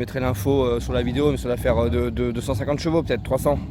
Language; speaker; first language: French; native; French